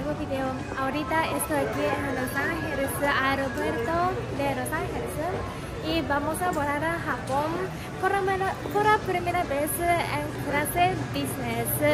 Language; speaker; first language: Spanish; non-native, learner; Japanese